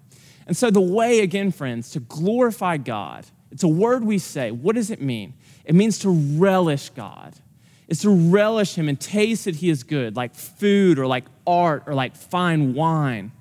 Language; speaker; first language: English; native; English